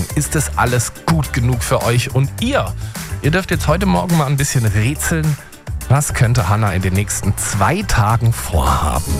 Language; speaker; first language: German; native; German